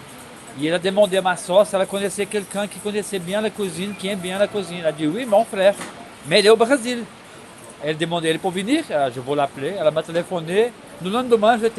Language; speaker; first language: French; non-native, fluent; Portuguese